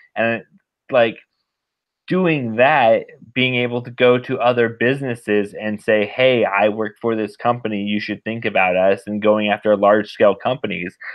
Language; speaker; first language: English; native; English